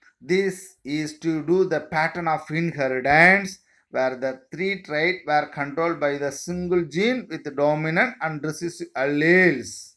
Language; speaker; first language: English; non-native, local second language; Tamil